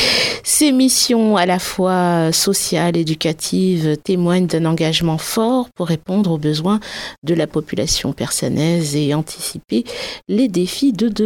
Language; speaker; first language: French; native; French